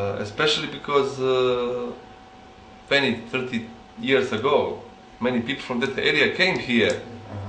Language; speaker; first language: English; non-native, learner; Serbian